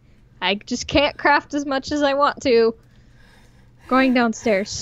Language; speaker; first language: English; native; English